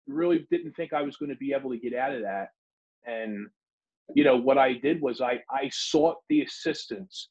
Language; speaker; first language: English; native; English